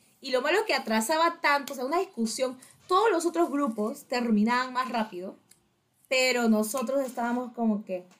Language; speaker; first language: Spanish; native; Spanish